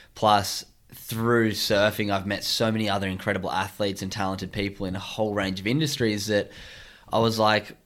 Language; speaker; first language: English; native; English